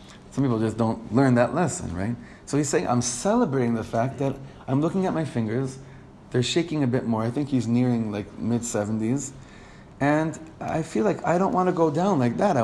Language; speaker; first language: English; native; English